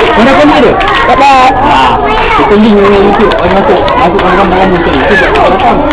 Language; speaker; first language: Malay; native; Malay